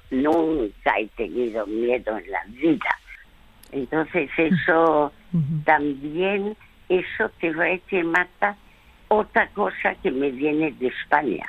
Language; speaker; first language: Spanish; early bilingual, other home language; French